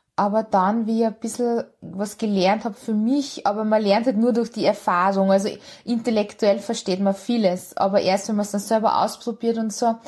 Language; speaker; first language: German; early bilingual, other home language; Hungarian